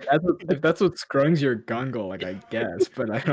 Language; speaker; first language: English; native; English